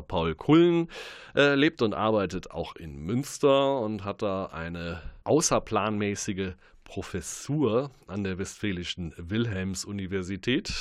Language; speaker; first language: German; native; German